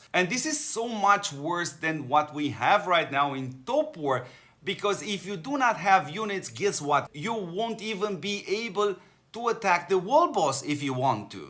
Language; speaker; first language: English; non-native, fluent; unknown